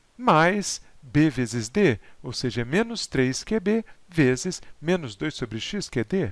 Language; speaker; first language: Portuguese; native; Portuguese